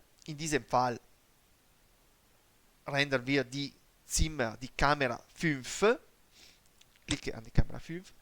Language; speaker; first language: German; non-native, learner; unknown